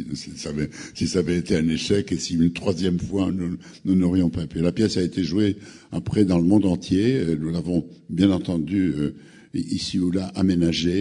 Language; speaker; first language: French; native; French